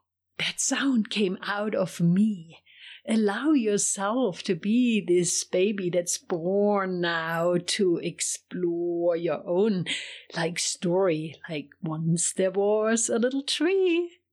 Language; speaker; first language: English; non-native, fluent; German